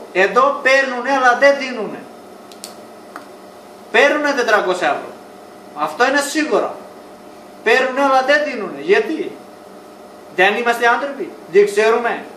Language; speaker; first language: Greek; non-native, learner; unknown